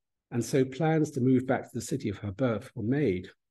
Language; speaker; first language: English; native; English